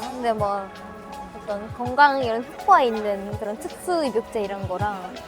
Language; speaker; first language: Korean; native; Korean